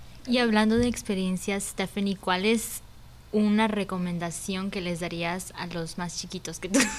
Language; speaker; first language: Spanish; early bilingual, heritage; Spanish